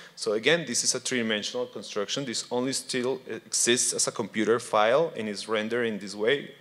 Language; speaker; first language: English; non-native, fluent; Spanish